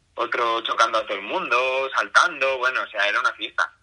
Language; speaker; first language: Spanish; native; Spanish